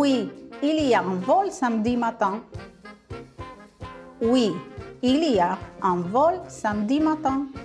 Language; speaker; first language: French; non-native, fluent; Spanish